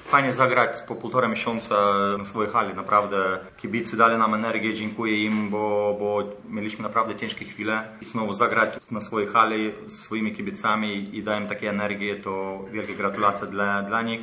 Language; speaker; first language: Polish; non-native, fluent; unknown